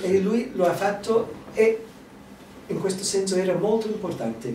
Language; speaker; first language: Italian; non-native, fluent; English